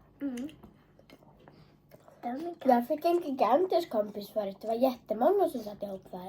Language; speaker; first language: Swedish; early bilingual, other home language; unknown